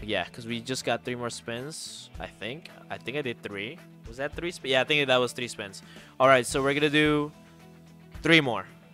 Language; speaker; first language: English; early bilingual, other home language; Spanish